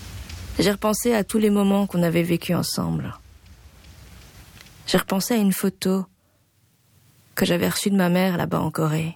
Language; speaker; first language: French; native; French